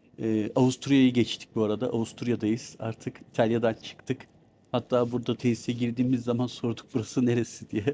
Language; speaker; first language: Turkish; early bilingual, heritage; Turkish